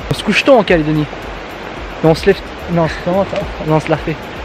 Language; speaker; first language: French; native; French